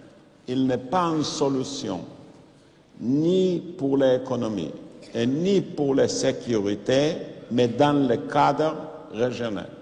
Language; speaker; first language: French; non-native, fluent; Yiddish